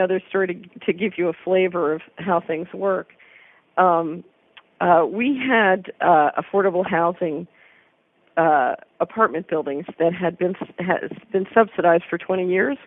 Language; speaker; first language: English; native; English